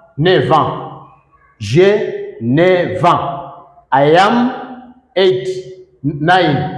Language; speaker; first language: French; non-native, fluent; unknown